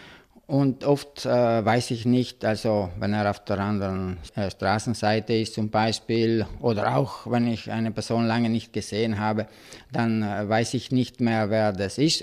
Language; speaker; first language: German; non-native, local second language; Italian